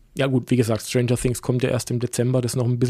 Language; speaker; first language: German; native; German